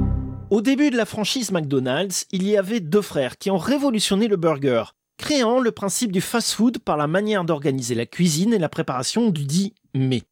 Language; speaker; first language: French; native; French